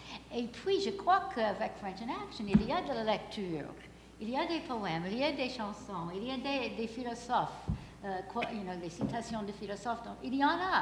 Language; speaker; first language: French; non-native, fluent; English